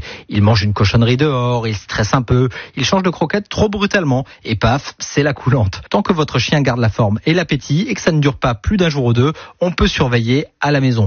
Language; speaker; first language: French; native; French